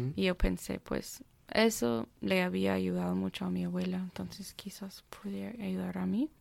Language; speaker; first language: Spanish; non-native, fluent; English